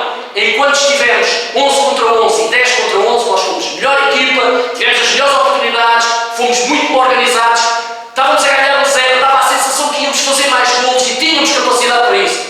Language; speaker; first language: Portuguese; native; Portuguese